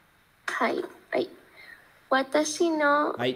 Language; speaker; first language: Japanese; non-native, learner; Spanish